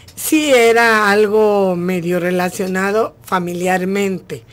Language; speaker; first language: Spanish; native; Spanish